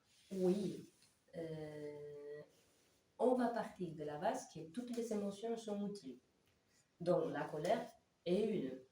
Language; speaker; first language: French; non-native, learner; Spanish